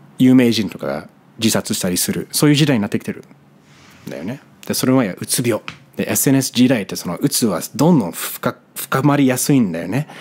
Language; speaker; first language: Japanese; non-native, fluent; English